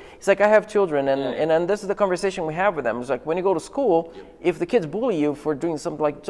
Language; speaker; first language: English; non-native, fluent; Portuguese